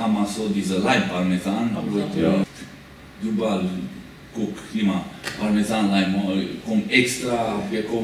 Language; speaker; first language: German; non-native, learner; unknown